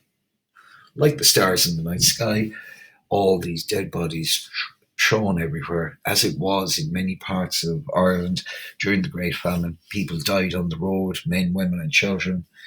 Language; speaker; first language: English; native; English